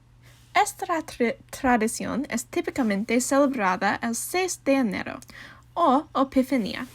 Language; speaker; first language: Spanish; non-native, learner; English